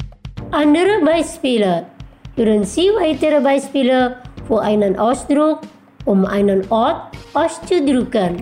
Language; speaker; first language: German; non-native, fluent; Indonesian